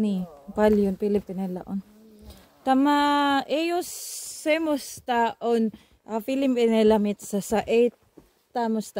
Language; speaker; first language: Finnish; non-native, learner; Filipino